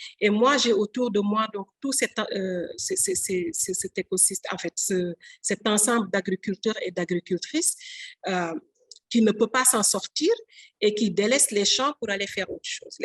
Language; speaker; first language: French; non-native, local second language; Wolof